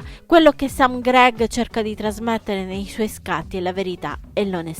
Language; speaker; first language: Italian; native; Italian